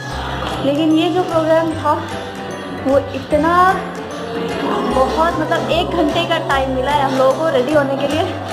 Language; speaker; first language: Hindi; native; Hindi